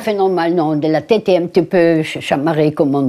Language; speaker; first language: French; non-native, fluent; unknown